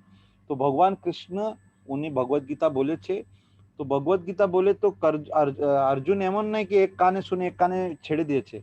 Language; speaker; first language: Bangla; non-native, learner; Hindi